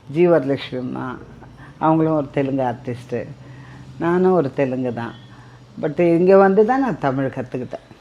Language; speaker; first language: Tamil; non-native, local second language; Telugu